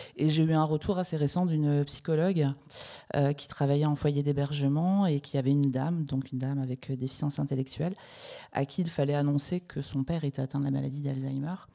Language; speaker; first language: French; native; French